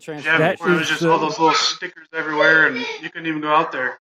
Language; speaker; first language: English; native; English